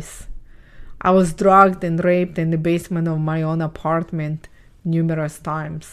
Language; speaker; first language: English; non-native, fluent; Ukrainian